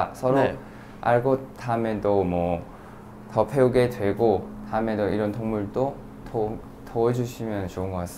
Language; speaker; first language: Korean; non-native, fluent; Thai